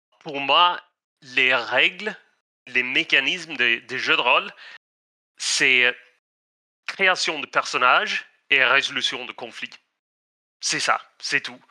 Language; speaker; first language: French; non-native, fluent; Swedish